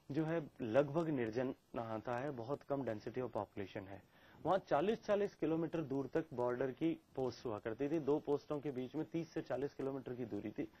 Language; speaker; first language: Hindi; native; Hindi